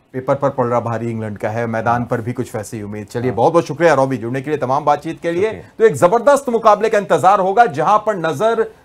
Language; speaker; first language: Hindi; native; Hindi